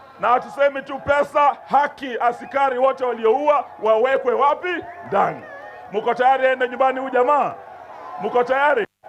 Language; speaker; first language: Swahili; non-native, local second language; Luyia